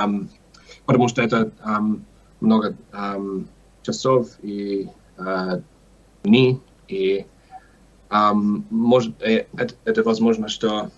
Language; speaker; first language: Russian; non-native, learner; English